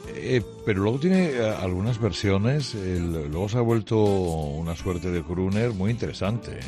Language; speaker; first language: Spanish; native; Spanish